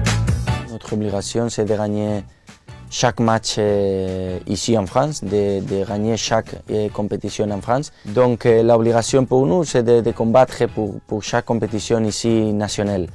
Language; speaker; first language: French; non-native, fluent; Spanish